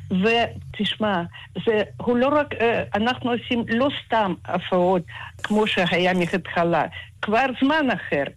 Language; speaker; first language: Hebrew; non-native, fluent; Russian